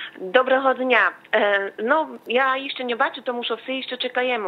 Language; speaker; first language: Polish; non-native, learner; Ukrainian